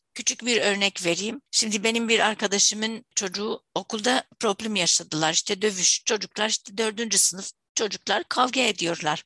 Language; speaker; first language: Turkish; non-native, fluent; Arabic